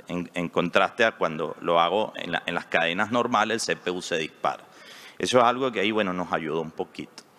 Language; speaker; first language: Spanish; native; Spanish